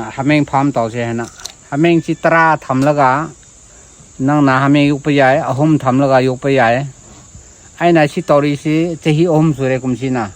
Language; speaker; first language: Manipuri; non-native, local second language; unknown